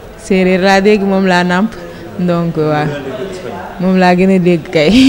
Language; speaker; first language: Wolof; non-native, local second language; Serer